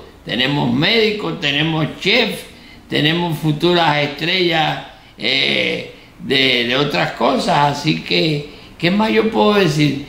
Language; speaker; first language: Spanish; native; Spanish